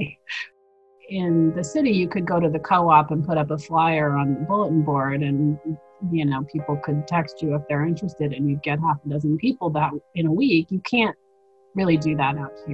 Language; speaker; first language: English; native; English